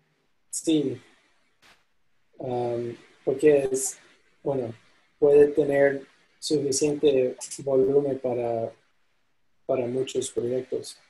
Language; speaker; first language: Spanish; non-native, fluent; English